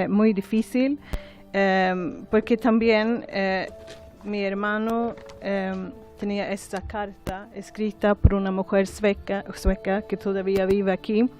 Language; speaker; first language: Spanish; non-native, learner; Swedish